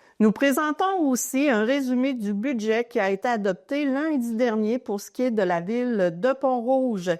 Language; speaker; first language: French; native; French